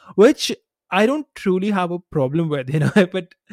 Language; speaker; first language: English; non-native, local second language; Hindi